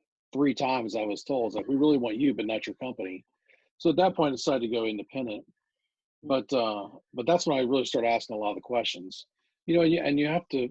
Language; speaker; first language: English; native; English